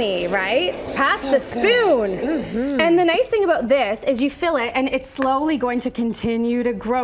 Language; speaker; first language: English; native; English